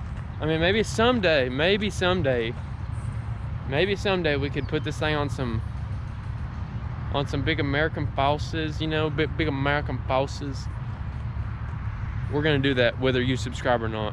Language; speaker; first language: English; native; English